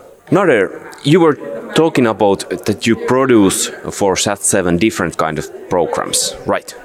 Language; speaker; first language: English; non-native, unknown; Finnish